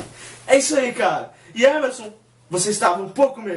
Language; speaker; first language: Portuguese; native; Portuguese